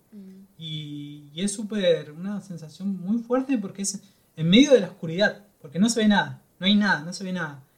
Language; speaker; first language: Spanish; native; Spanish